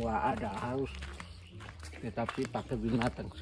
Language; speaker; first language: Indonesian; non-native, local second language; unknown